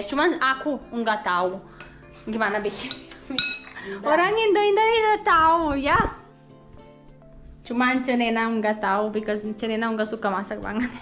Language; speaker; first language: Indonesian; non-native, learner; Serbian